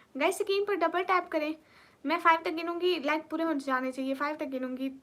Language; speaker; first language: Urdu; non-native, local second language; Punjabi